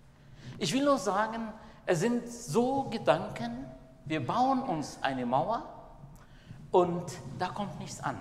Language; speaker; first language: German; non-native, fluent; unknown